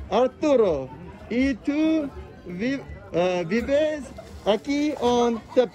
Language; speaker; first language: Spanish; non-native, learner; English